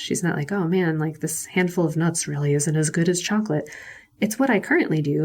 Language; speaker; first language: English; native; English